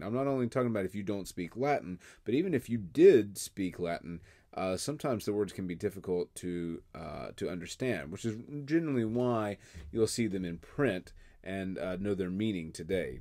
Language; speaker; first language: English; native; English